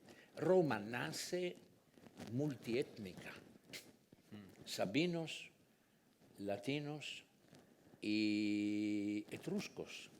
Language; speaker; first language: Spanish; non-native, fluent; Italian